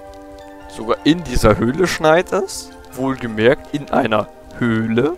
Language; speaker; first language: German; native; German